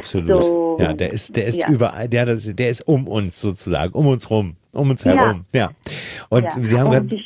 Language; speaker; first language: German; native; German